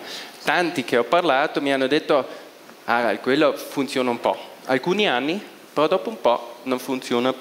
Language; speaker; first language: Italian; non-native, local second language; German